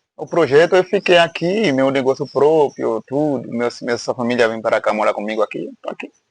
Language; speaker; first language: Portuguese; non-native, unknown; Haitian Creole